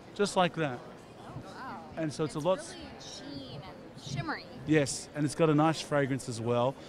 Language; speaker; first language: English; native; English